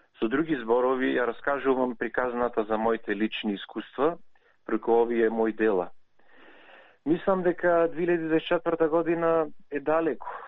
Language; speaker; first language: Macedonian; early bilingual, heritage; Macedonian